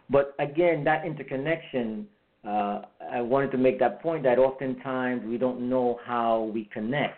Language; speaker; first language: English; early bilingual, heritage; English